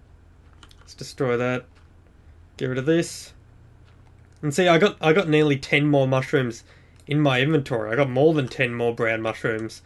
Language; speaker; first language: English; native; English